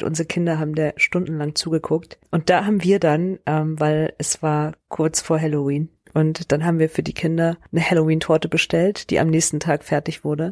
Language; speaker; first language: German; native; German